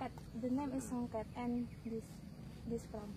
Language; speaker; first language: English; non-native, learner; Javanese